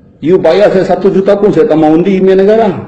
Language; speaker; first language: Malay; non-native, fluent; Bangla